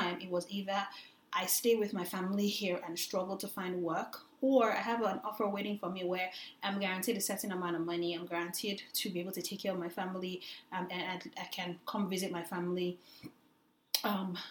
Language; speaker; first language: English; non-native, local second language; Yoruba